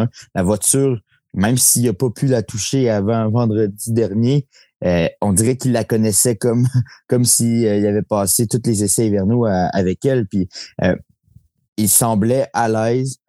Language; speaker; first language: French; native; French